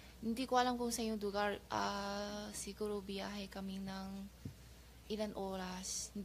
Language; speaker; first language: Filipino; non-native, learner; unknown